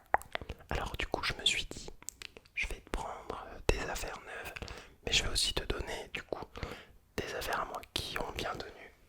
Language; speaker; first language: French; native; French